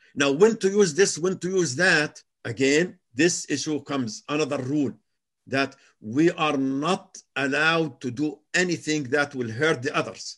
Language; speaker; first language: English; non-native, fluent; Arabic